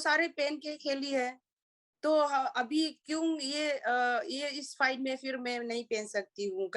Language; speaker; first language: Hindi; non-native, local second language; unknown